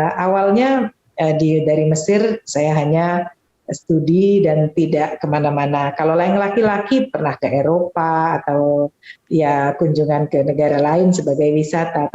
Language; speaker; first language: Indonesian; native; Indonesian